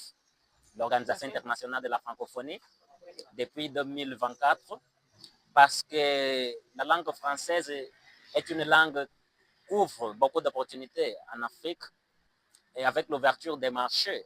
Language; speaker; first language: French; non-native, fluent; Portuguese